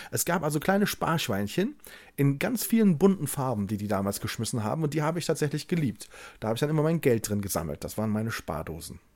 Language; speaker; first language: German; native; German